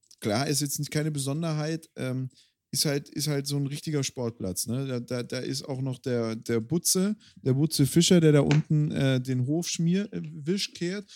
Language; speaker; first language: German; native; German